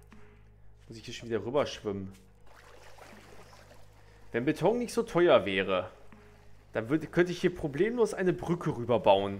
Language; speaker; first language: German; native; German